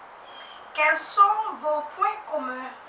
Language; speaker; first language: French; non-native, local second language; Haitian Creole